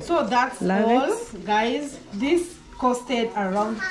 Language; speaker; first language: English; non-native, local second language; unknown